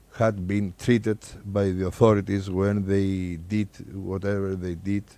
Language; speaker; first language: English; non-native, fluent; Greek